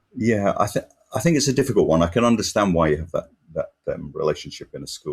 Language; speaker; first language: English; native; English